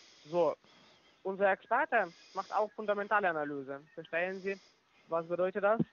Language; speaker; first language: German; non-native, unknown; Russian